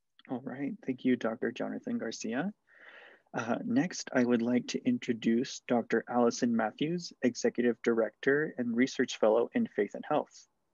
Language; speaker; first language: English; early bilingual, other home language; Spanish